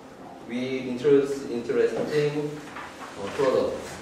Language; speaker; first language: English; non-native, learner; Korean